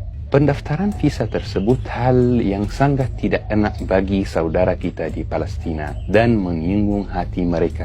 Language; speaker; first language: Indonesian; non-native, fluent; Arabic